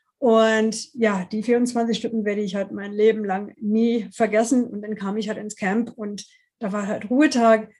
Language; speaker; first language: German; non-native, fluent; English